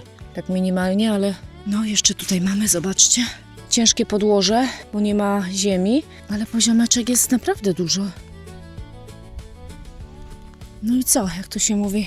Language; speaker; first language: Polish; native; Polish